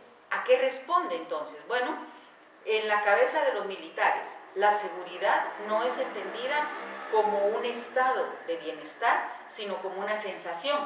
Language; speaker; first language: Spanish; native; Spanish